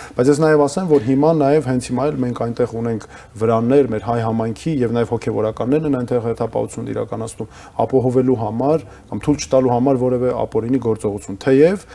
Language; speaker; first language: Armenian; native; Armenian